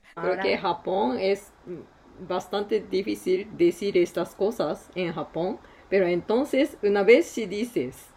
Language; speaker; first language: Spanish; non-native, learner; Japanese